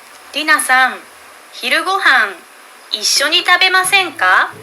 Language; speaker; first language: Japanese; non-native, learner; Indonesian